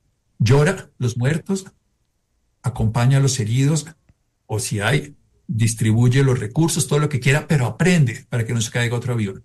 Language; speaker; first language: Spanish; native; Spanish